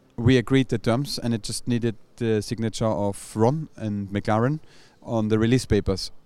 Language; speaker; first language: English; non-native, fluent; German